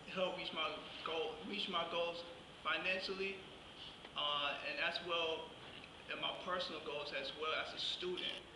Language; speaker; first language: English; native; English